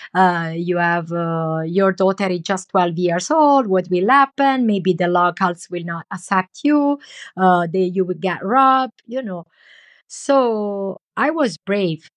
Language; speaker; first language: English; non-native, learner; Italian